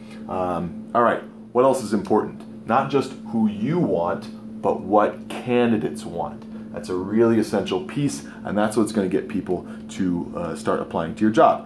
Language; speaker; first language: English; native; English